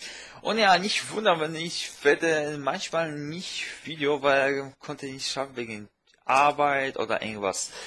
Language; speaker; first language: German; non-native, fluent; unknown